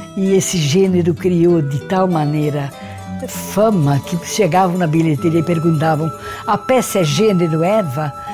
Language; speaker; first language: Portuguese; early bilingual, other home language; Hungarian